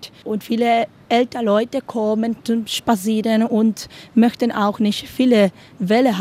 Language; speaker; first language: German; non-native, learner; Spanish